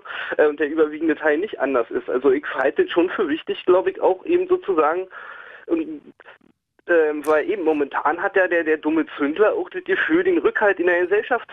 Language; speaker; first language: German; native; German